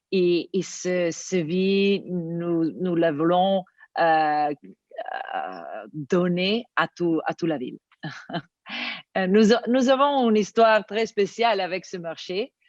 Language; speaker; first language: French; non-native, fluent; Italian